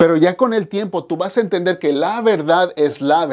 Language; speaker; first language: Spanish; native; Spanish